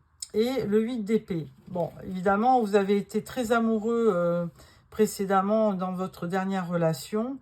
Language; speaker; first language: French; native; French